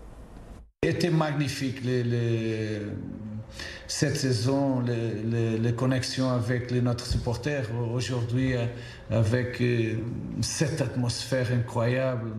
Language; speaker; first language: French; non-native, fluent; Portuguese